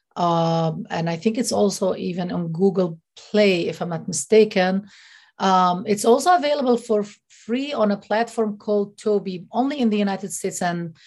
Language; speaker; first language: English; non-native, fluent; Arabic